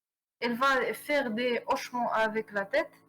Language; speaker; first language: French; non-native, local second language; Arabic